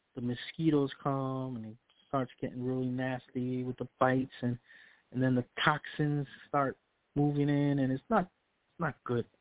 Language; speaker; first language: English; early bilingual, other home language; Spanish